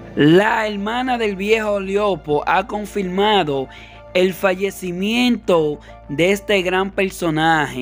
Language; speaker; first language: Spanish; native; Spanish